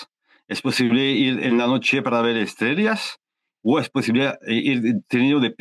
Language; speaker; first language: Spanish; non-native, learner; French